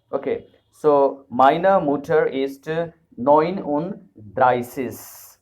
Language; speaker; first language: German; non-native, learner; Urdu